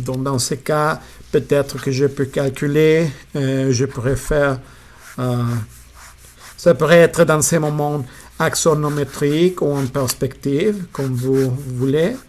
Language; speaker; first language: French; non-native, fluent; Spanish